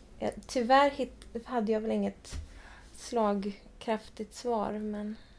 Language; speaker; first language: Swedish; native; Swedish